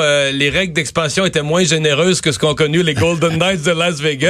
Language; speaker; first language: French; native; French